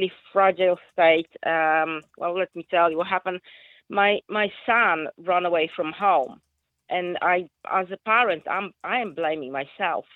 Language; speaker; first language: English; non-native, fluent; Polish